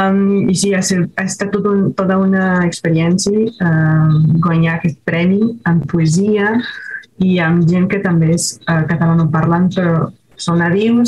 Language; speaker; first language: Catalan; non-native, fluent; Spanish